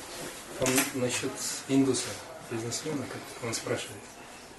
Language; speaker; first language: Russian; native; Russian